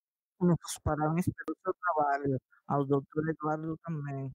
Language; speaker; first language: Portuguese; non-native, fluent; Spanish